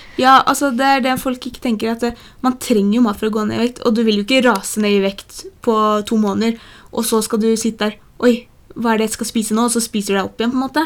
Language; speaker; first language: Norwegian; early bilingual, other home language; Polish